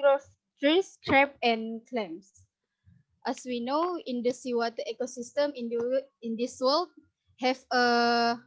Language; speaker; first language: English; non-native, learner; Indonesian